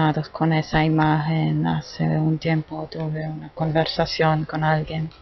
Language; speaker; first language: Spanish; non-native, fluent; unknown